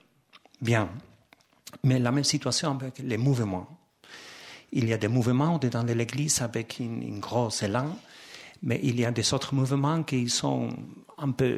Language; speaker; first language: French; non-native, fluent; Spanish